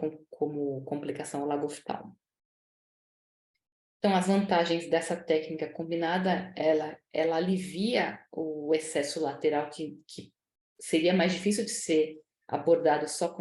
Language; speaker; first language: Portuguese; native; Portuguese